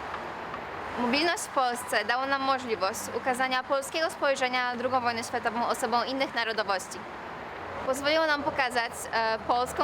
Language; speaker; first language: Polish; native; Polish